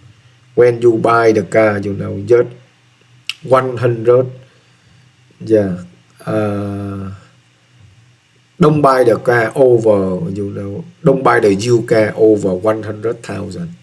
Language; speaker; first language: English; non-native, learner; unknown